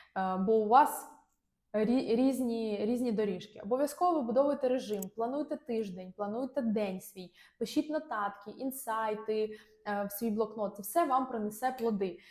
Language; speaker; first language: Ukrainian; non-native, local second language; Russian